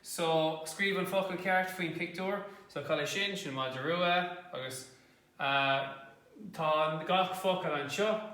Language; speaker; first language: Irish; non-native, local second language; English